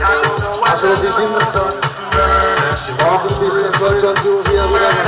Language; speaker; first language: German; non-native, learner; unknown